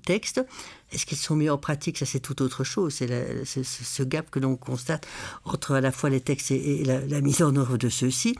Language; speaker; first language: French; native; French